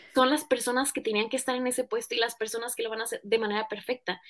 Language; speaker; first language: Spanish; native; Spanish